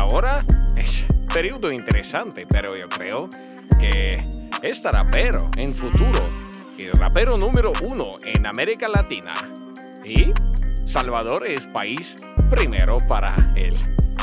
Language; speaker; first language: Spanish; non-native, learner; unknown